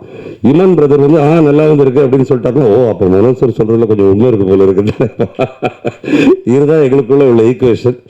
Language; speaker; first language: Tamil; native; Tamil